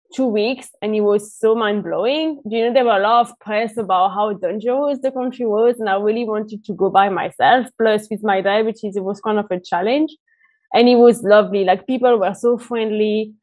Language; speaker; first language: English; non-native, fluent; French